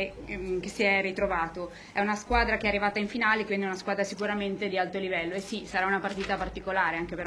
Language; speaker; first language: Italian; native; Italian